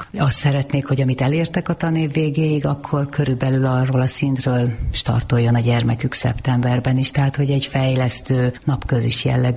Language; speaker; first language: Hungarian; native; Hungarian